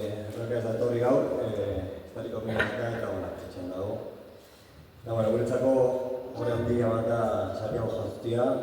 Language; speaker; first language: Basque; non-native, learner; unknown